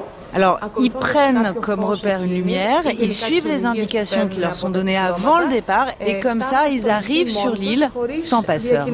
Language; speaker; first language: French; native; French